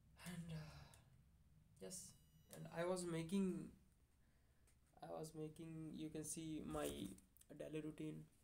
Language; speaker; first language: English; non-native, learner; Hindi